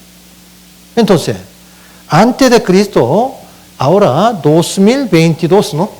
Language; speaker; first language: Spanish; non-native, learner; Korean